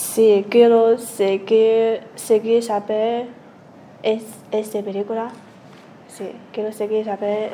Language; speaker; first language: Spanish; non-native, learner; Chinese